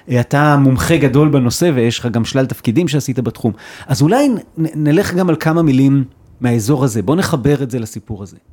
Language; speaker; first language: Hebrew; native; Hebrew